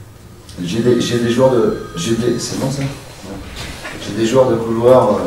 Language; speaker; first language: French; native; French